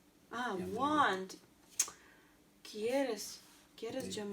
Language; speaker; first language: Spanish; non-native, learner; Russian